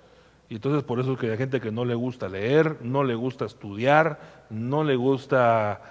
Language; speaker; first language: Spanish; native; Spanish